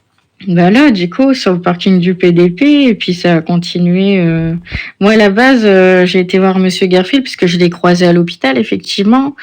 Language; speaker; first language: French; native; French